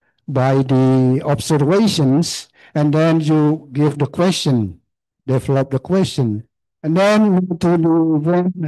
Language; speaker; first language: English; non-native, learner; Khmer